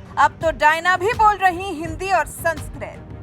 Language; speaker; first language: Hindi; native; Hindi